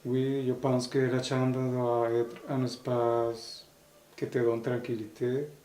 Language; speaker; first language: French; non-native, learner; Spanish